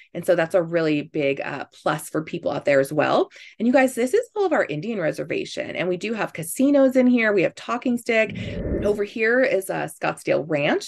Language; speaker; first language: English; native; English